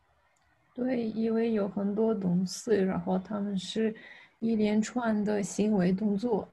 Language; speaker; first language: Chinese; non-native, fluent; Russian